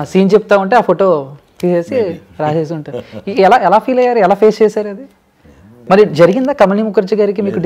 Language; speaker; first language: Telugu; native; Telugu